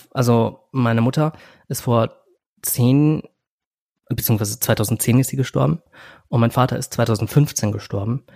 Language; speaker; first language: German; native; German